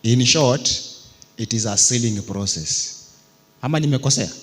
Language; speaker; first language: English; non-native, local second language; Swahili